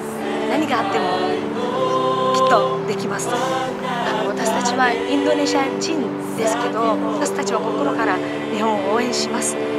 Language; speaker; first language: Japanese; non-native, fluent; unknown